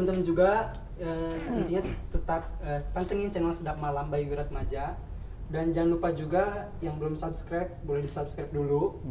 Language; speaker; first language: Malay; non-native, local second language; Sundanese